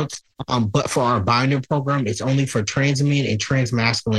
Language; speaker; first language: English; native; English